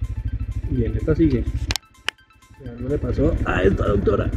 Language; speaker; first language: Spanish; native; Spanish